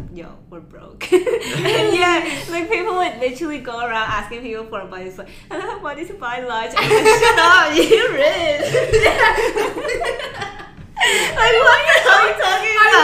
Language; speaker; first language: English; non-native, local second language; Cantonese